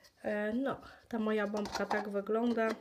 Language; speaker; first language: Polish; native; Polish